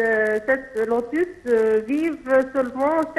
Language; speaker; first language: French; non-native, local second language; Arabic